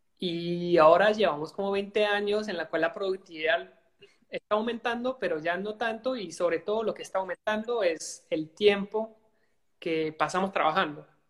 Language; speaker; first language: Spanish; non-native, fluent; French